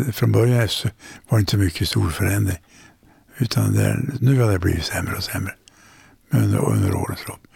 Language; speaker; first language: Swedish; native; Swedish